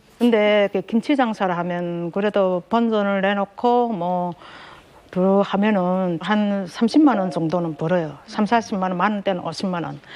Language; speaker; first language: Korean; native; Korean